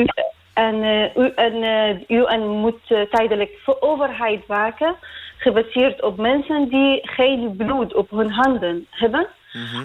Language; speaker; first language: Dutch; non-native, learner; Arabic